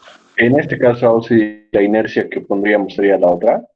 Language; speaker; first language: Spanish; native; Spanish